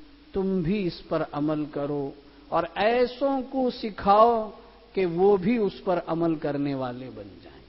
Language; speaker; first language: Urdu; native; Urdu